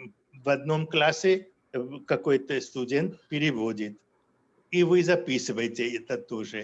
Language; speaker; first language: Russian; non-native, fluent; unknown